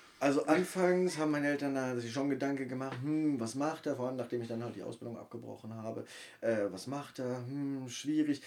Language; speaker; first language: German; native; German